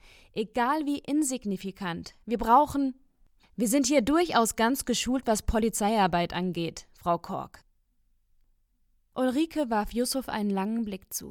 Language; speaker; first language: German; native; German